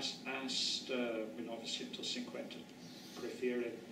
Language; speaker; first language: Spanish; non-native, fluent; English